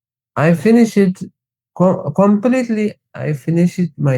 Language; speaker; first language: English; non-native, learner; Tigrinya